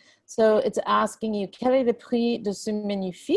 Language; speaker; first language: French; non-native, fluent; English